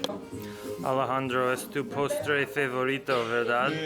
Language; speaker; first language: Spanish; non-native, learner; English